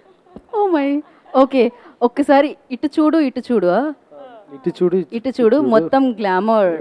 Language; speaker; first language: Telugu; native; Telugu